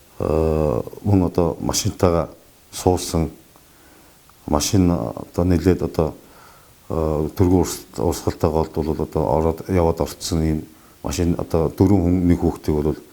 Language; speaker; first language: Mongolian; native; Mongolian